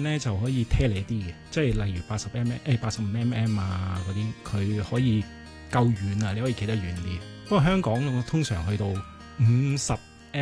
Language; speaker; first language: Cantonese; native; Cantonese